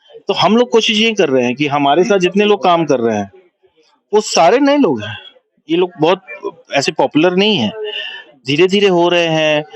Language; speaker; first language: Hindi; non-native, local second language; Bhojpuri